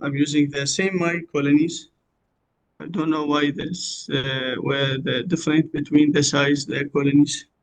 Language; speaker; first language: English; non-native, learner; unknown